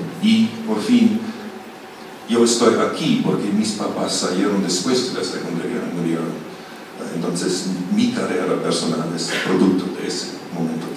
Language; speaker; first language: Spanish; non-native, fluent; German